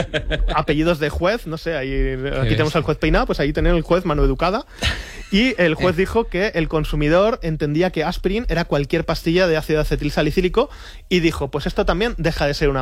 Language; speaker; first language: Spanish; native; Spanish